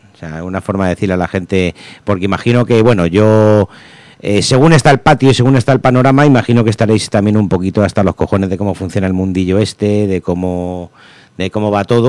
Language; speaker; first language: Spanish; native; Spanish